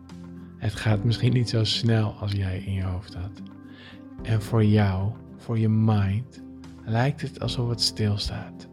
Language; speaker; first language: Dutch; native; Dutch